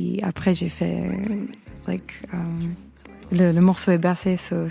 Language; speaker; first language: French; non-native, fluent; English